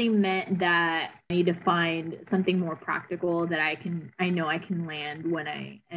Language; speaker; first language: English; non-native, local second language; Filipino